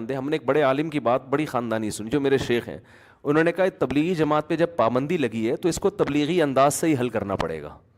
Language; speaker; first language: Urdu; native; Urdu